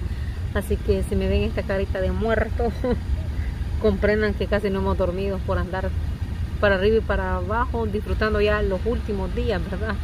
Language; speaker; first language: Spanish; native; Spanish